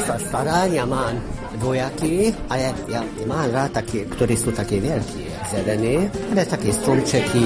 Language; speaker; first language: Slovak; non-native, local second language; Hungarian